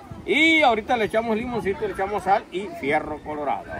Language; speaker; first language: Spanish; native; Spanish